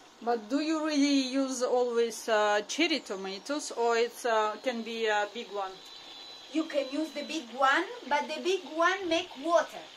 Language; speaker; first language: English; non-native, learner; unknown